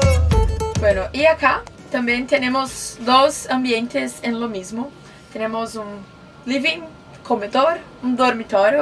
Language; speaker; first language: Spanish; non-native, learner; Portuguese